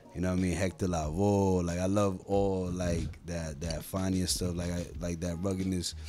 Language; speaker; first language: English; native; English